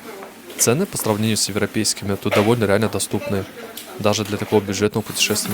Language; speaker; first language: Russian; native; Russian